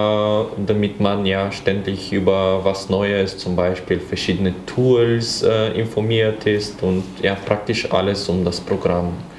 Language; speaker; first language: German; non-native, fluent; Bulgarian